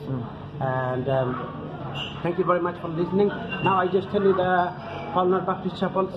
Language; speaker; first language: English; non-native, learner; Bangla